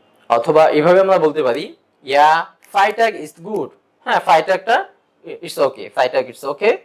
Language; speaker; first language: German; non-native, fluent; Bangla